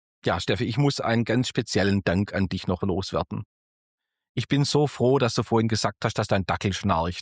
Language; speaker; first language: German; native; German